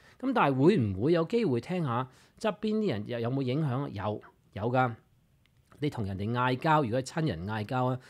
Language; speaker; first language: Cantonese; early bilingual, heritage; Cantonese